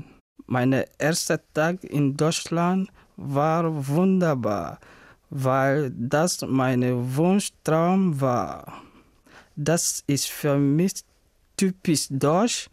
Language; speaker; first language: German; non-native, learner; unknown